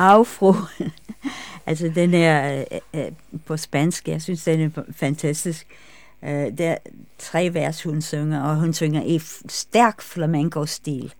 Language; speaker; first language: Danish; non-native, fluent; English